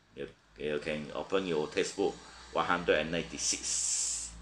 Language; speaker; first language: English; non-native, local second language; Chinese